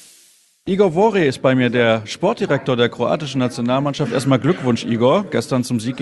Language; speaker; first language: German; native; German